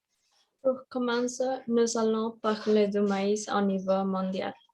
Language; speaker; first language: French; non-native, learner; Spanish